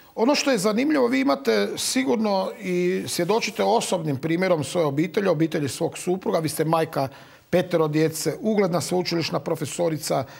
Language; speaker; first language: Croatian; native; Croatian